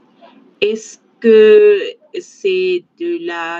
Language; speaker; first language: French; non-native, fluent; Spanish